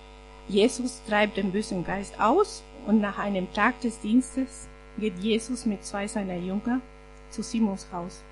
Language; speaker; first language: German; non-native, fluent; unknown